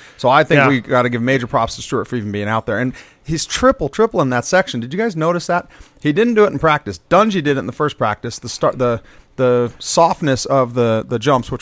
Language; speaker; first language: English; native; English